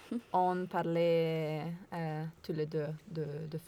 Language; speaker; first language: French; non-native, learner; Italian